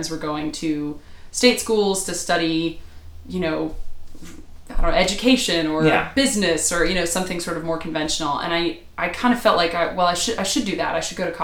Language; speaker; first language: English; native; English